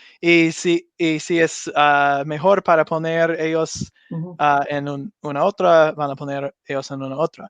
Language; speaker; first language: Spanish; non-native, learner; English